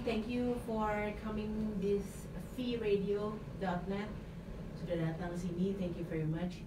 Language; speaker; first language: English; non-native, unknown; Indonesian